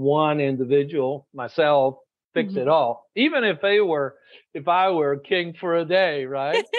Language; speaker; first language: English; non-native, fluent; Spanish